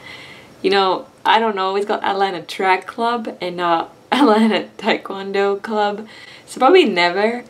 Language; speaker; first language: English; non-native, fluent; Swedish